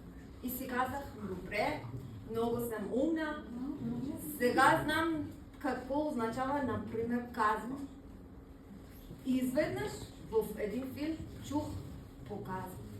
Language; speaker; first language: Bulgarian; non-native, learner; Persian